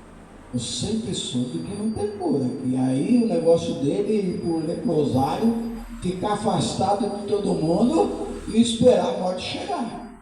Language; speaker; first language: Portuguese; native; Portuguese